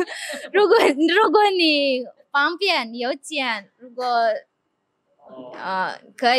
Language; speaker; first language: Chinese; non-native, fluent; Indonesian